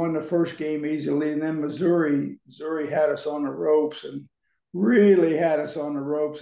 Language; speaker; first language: English; native; English